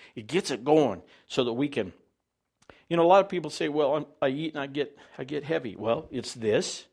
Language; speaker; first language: English; native; English